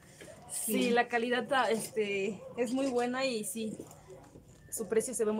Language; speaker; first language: Spanish; native; Spanish